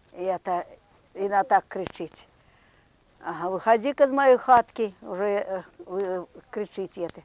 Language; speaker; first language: Ukrainian; native; Ukrainian